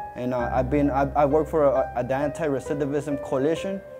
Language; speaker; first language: English; native; English